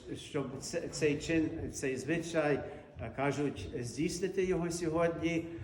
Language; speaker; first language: Ukrainian; early bilingual, heritage; Ukrainian